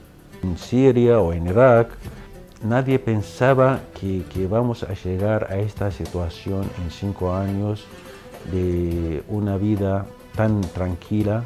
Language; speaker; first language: Spanish; non-native, fluent; Arabic